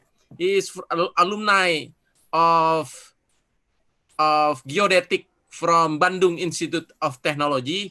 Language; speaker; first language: English; non-native, fluent; Indonesian